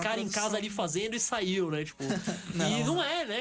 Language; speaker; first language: Portuguese; native; Portuguese